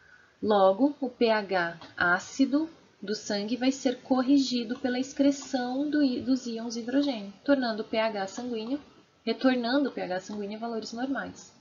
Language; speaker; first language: Portuguese; native; Portuguese